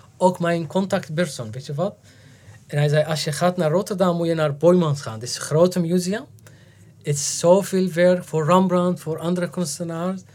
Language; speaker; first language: Dutch; non-native, learner; Arabic